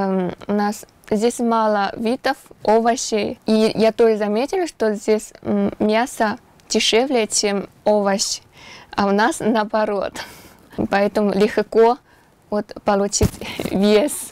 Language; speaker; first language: Russian; non-native, learner; Chinese